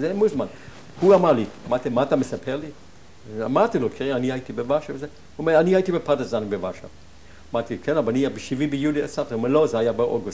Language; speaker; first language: Hebrew; non-native, fluent; German